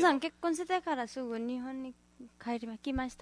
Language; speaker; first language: Japanese; non-native, learner; Nepali